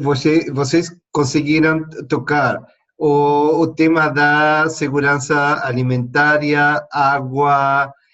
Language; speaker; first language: Portuguese; non-native, fluent; Spanish